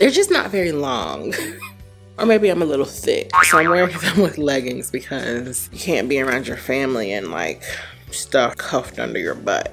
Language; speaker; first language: English; native; English